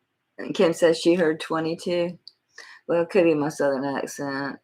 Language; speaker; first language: English; native; English